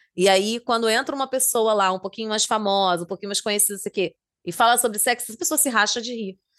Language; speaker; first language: Portuguese; native; Portuguese